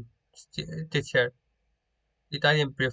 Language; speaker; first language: English; non-native, learner; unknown